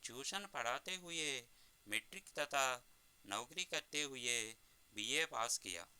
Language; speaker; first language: Hindi; non-native, local second language; Telugu